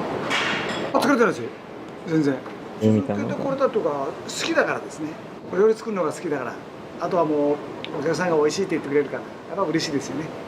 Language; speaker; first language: Japanese; native; Japanese